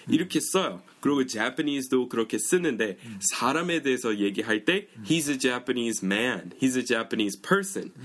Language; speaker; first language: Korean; non-native, fluent; English